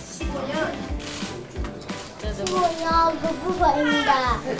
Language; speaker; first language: Korean; non-native, learner; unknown